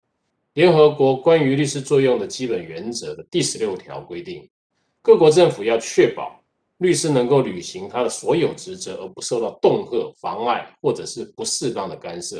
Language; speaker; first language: Chinese; native; Chinese